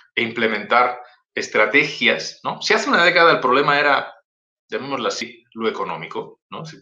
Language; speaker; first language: Spanish; native; Spanish